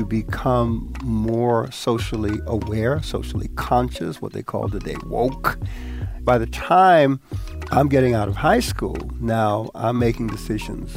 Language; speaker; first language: English; early bilingual, other home language; Spanish